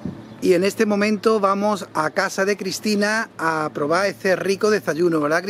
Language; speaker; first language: Spanish; native; Spanish